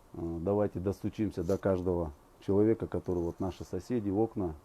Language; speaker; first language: Russian; non-native, local second language; Kazakh